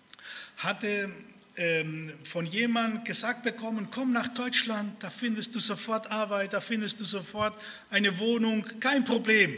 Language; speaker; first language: German; early bilingual, other home language; Spanish